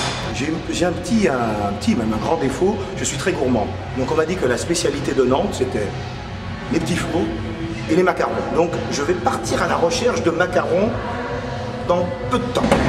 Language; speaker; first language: French; native; French